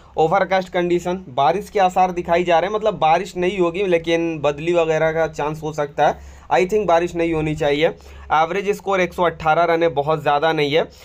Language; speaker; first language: Hindi; native; Hindi